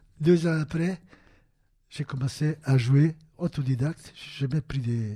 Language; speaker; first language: French; non-native, fluent; Bulgarian